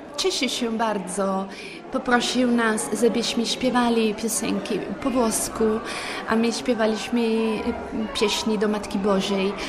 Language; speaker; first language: Polish; non-native, fluent; Italian